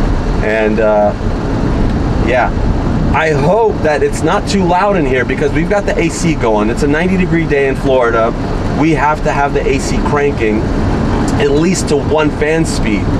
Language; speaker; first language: English; native; English